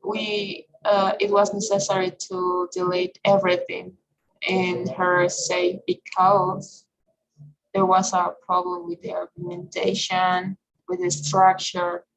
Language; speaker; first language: English; non-native, fluent; Spanish